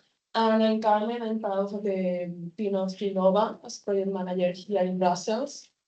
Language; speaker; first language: English; non-native, fluent; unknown